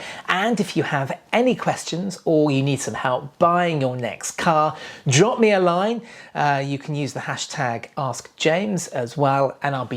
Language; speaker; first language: English; native; English